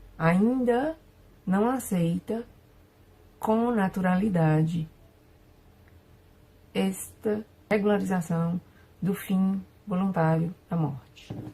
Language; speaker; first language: Portuguese; non-native, fluent; Spanish